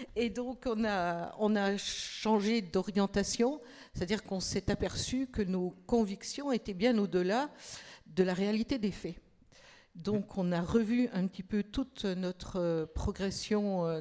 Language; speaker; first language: French; native; French